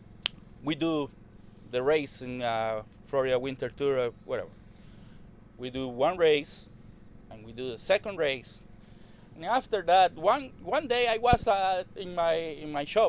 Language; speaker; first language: English; non-native, learner; Spanish